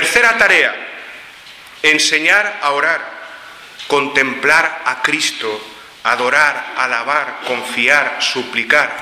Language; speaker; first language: Spanish; native; Spanish